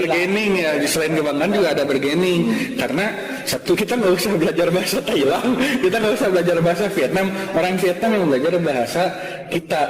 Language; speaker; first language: Indonesian; native; Indonesian